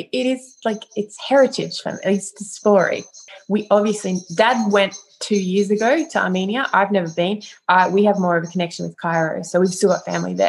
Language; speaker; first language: English; native; English